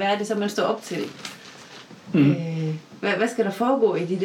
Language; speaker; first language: Danish; native; Danish